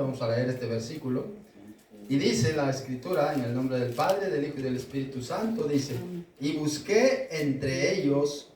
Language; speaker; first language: Spanish; native; Spanish